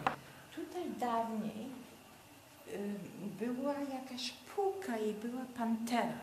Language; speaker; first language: Polish; early bilingual, heritage; Polish